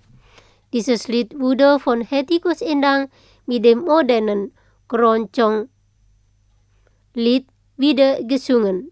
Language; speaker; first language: German; non-native, fluent; Indonesian